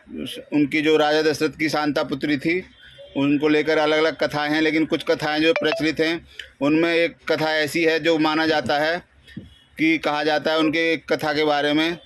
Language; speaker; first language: Hindi; native; Hindi